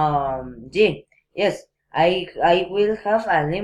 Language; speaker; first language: English; non-native, learner; Spanish